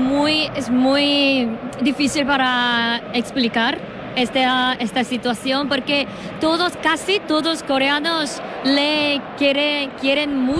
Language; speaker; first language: Spanish; non-native, learner; Korean